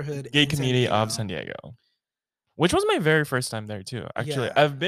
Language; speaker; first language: English; non-native, local second language; Filipino